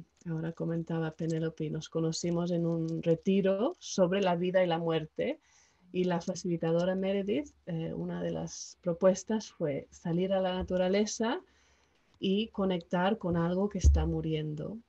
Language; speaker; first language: Spanish; non-native, local second language; English